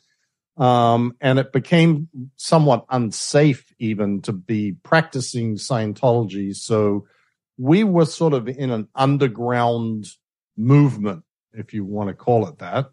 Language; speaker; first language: English; native; English